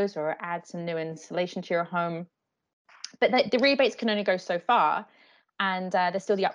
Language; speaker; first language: English; native; English